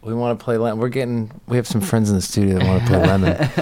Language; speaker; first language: English; native; English